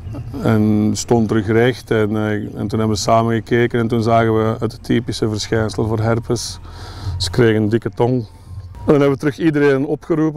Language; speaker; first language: Dutch; native; Dutch